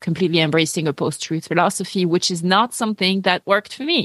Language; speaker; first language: English; non-native, fluent; French